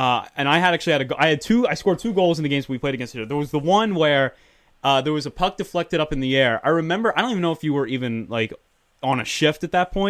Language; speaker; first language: English; native; English